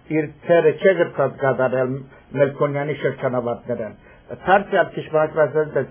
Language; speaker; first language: Armenian; early bilingual, heritage; Armenian